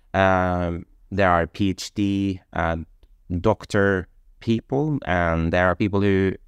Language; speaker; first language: English; non-native, fluent; Swedish